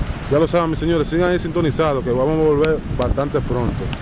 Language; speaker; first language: Spanish; early bilingual, heritage; Spanish